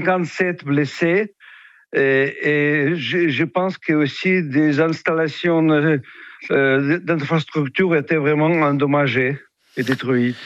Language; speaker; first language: French; non-native, fluent; Ukrainian